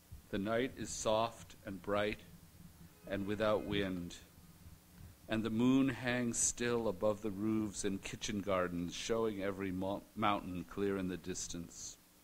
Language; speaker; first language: English; native; English